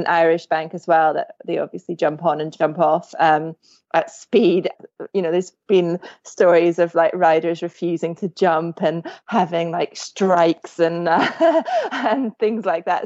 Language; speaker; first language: English; native; English